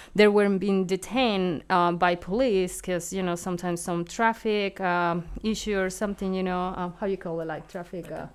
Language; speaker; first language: English; non-native, fluent; Spanish